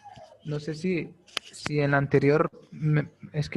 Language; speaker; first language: Spanish; native; Spanish